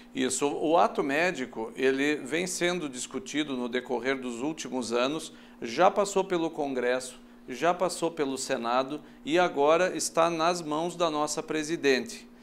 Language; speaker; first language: Portuguese; native; Portuguese